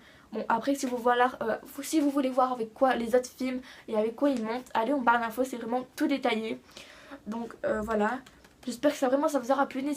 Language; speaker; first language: French; native; French